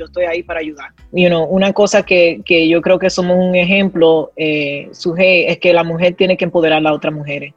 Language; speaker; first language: Spanish; early bilingual, heritage; Spanish